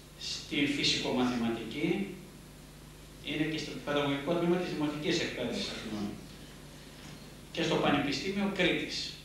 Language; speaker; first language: Greek; native; Greek